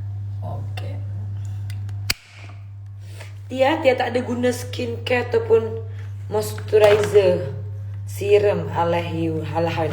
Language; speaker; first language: Malay; native; Malay